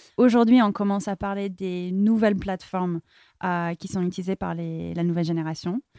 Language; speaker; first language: French; non-native, fluent; English